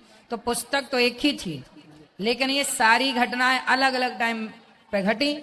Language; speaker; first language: Hindi; native; Hindi